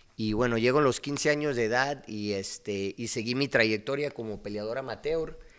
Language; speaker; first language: Spanish; native; Spanish